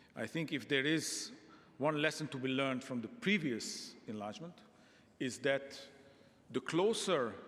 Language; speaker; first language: English; non-native, fluent; Hungarian